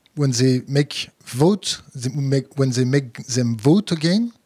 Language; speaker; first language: English; non-native, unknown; French